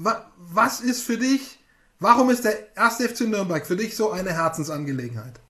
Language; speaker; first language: German; native; German